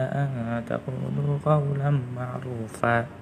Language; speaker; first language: Arabic; non-native, learner; Indonesian